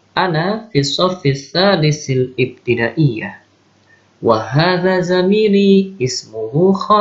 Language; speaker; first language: Arabic; non-native, fluent; Indonesian